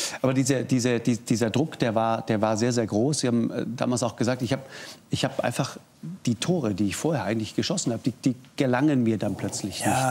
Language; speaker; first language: German; native; German